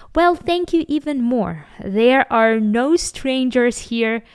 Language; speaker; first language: English; non-native, fluent; Ukrainian